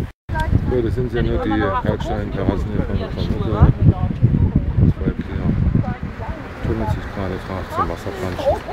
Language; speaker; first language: German; native; German